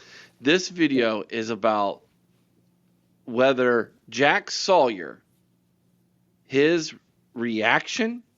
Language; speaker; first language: English; native; English